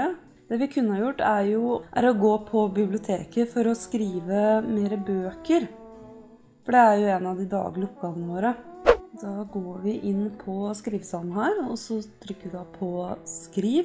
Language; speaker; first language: Norwegian; native; Norwegian